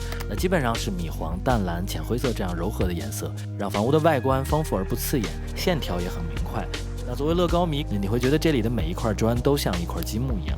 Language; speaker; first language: Chinese; native; Chinese